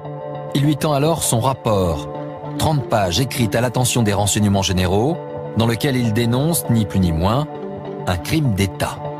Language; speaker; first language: French; native; French